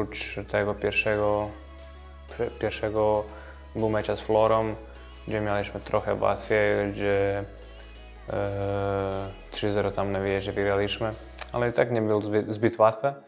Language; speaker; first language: Polish; non-native, fluent; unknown